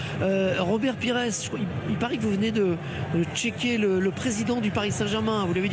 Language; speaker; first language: French; native; French